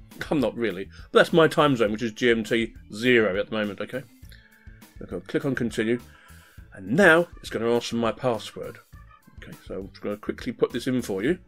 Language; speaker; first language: English; native; English